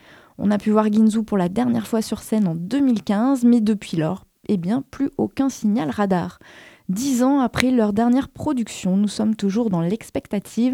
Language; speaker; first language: French; native; French